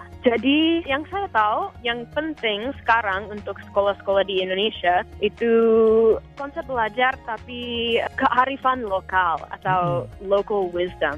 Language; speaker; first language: Indonesian; non-native, fluent; English